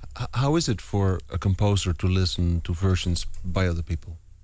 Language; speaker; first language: English; non-native, fluent; Dutch